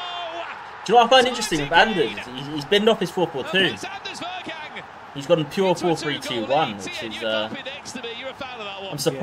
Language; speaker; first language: English; native; English